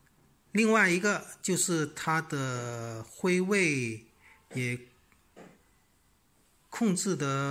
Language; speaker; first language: Chinese; native; Chinese